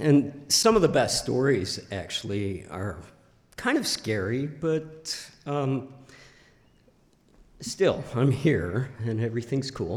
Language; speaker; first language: English; native; English